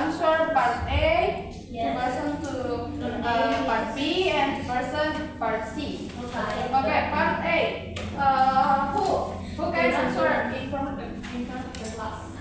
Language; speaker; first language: English; non-native, learner; Indonesian